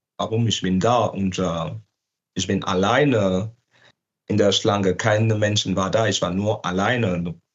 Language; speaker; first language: German; non-native, learner; French